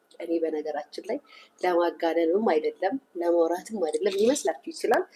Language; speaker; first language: Amharic; native; Amharic